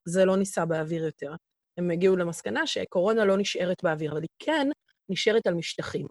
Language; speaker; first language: Hebrew; native; Hebrew